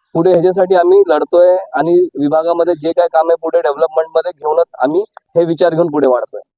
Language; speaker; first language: Marathi; non-native, local second language; Hindi